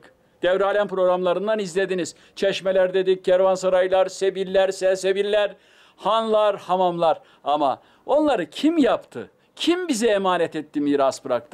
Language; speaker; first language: Turkish; native; Turkish